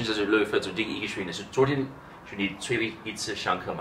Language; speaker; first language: Chinese; non-native, fluent; English